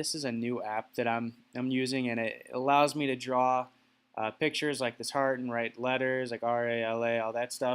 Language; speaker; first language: English; native; English